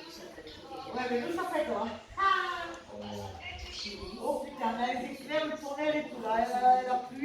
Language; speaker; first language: French; native; French